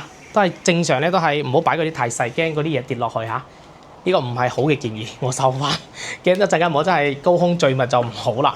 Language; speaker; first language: Cantonese; native; Cantonese